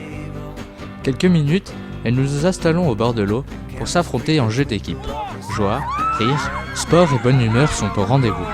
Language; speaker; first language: French; native; French